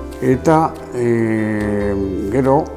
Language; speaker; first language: Basque; non-native, local second language; Spanish